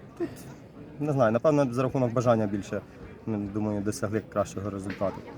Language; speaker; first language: Ukrainian; native; Ukrainian